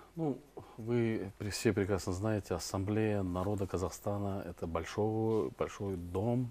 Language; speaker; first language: Russian; native; Russian